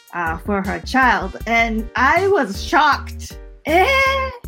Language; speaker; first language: English; non-native, fluent; Japanese